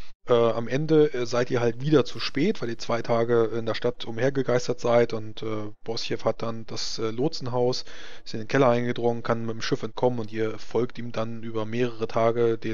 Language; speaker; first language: German; native; German